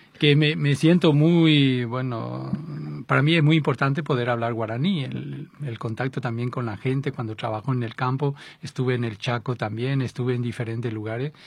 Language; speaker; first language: Spanish; early bilingual, other home language; French